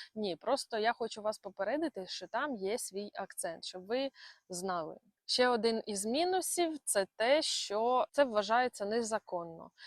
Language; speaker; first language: Ukrainian; non-native, local second language; Russian